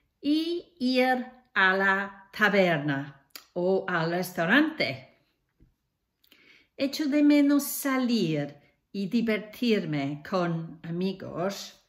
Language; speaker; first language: Spanish; non-native, fluent; English